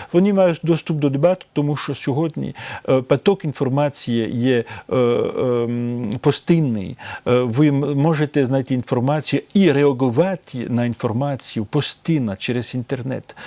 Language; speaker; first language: Ukrainian; non-native, fluent; French